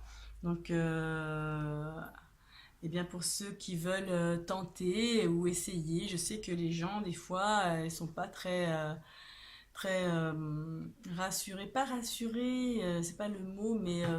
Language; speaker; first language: French; native; French